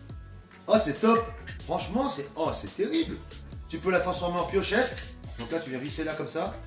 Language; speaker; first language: French; native; French